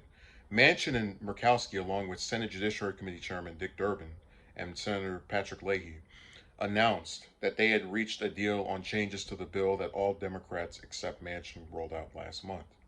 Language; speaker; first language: English; native; English